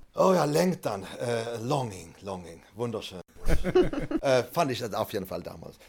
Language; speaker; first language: German; non-native, fluent; Swedish